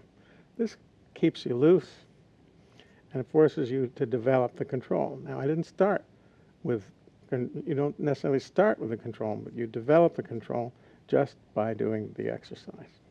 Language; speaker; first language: English; native; English